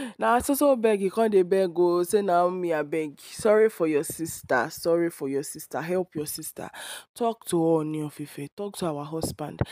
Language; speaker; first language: Nigerian Pidgin; non-native, local second language; Yoruba